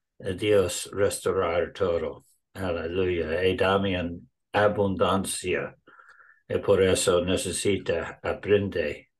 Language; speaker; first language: Spanish; non-native, learner; English